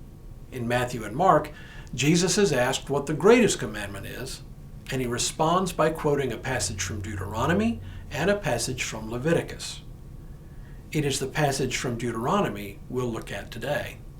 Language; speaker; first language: English; native; English